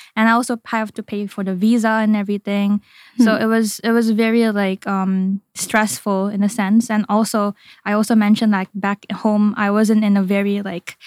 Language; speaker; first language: English; non-native, fluent; Indonesian